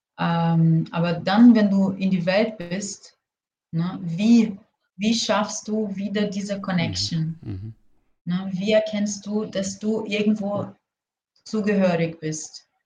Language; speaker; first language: German; non-native, fluent; Portuguese